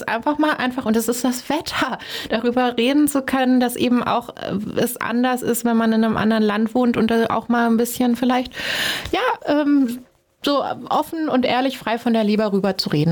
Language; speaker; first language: German; native; German